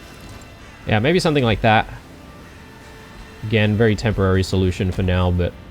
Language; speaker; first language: English; native; English